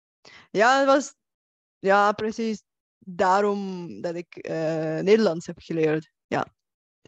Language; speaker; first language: Dutch; non-native, fluent; Bulgarian